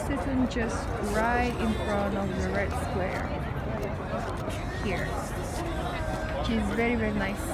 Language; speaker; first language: English; non-native, fluent; Indonesian